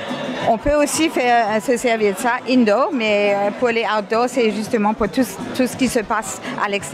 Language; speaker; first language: French; non-native, local second language; Morisyen